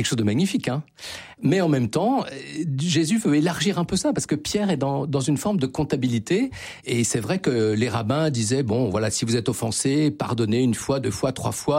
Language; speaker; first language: French; native; French